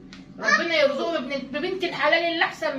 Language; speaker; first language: Arabic; native; Arabic